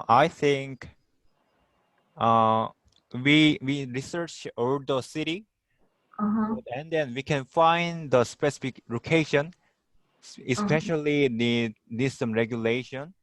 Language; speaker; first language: English; non-native, learner; Korean